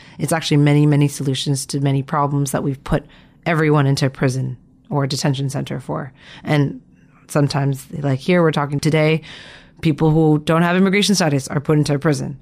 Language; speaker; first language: English; early bilingual, other home language; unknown